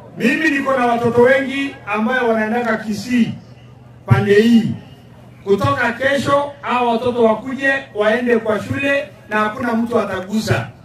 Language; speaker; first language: Swahili; non-native, local second language; Masai